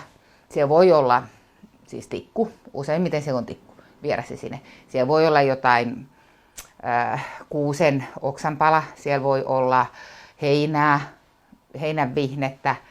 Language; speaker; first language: Finnish; native; Finnish